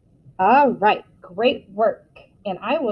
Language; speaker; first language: English; native; English